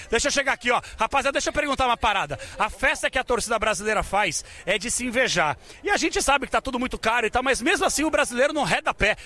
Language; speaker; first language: Portuguese; native; Portuguese